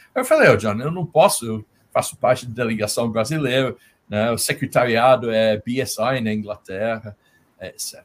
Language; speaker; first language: Portuguese; non-native, fluent; English